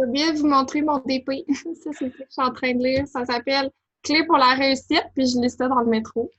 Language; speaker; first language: French; native; French